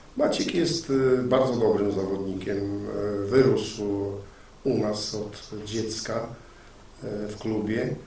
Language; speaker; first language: Polish; native; Polish